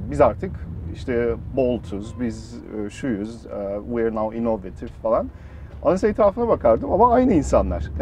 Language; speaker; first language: Turkish; early bilingual, heritage; Turkish